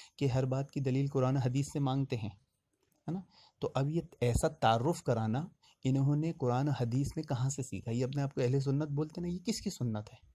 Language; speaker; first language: Urdu; native; Urdu